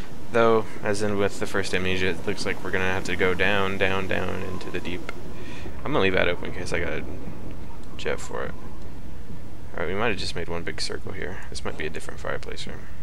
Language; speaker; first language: English; native; English